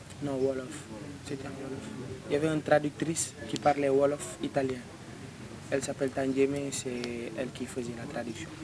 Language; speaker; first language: French; non-native, local second language; Wolof